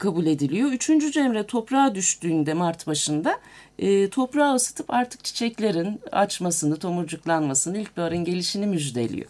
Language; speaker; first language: Turkish; native; Turkish